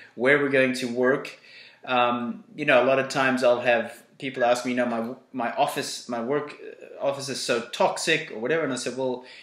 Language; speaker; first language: English; native; English